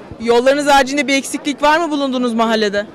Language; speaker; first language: Turkish; native; Turkish